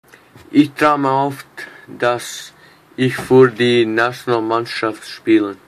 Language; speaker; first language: German; non-native, learner; English